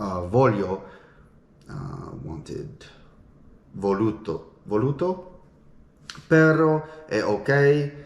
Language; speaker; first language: Italian; non-native, learner; English